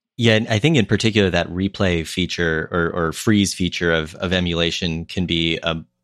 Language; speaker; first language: English; native; English